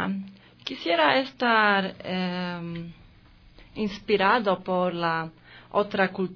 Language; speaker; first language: Spanish; non-native, learner; Polish